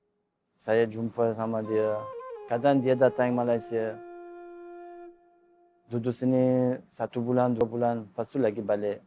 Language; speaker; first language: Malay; non-native, learner; Uzbek